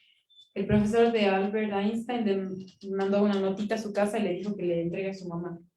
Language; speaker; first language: Spanish; native; Spanish